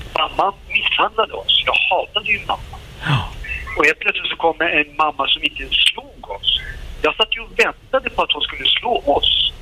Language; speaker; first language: Swedish; early bilingual, other home language; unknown